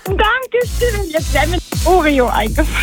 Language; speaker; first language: German; native; German